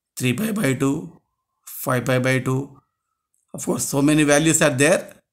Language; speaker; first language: English; non-native, local second language; Telugu